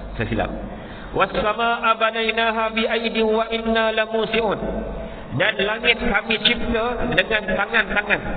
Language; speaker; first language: Malay; native; Malay